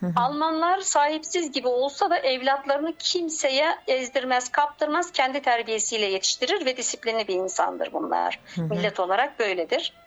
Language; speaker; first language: Turkish; native; Turkish